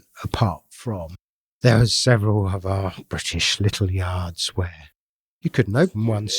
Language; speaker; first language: English; native; English